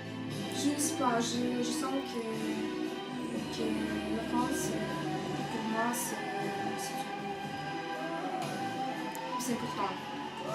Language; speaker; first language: French; non-native, learner; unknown